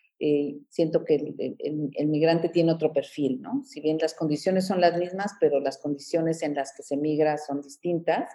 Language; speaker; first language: Spanish; early bilingual, heritage; Spanish